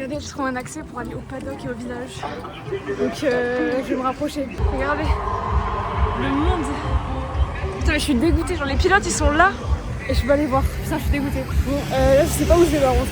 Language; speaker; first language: French; native; French